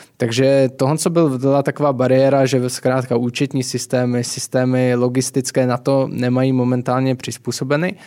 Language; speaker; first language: Czech; native; Czech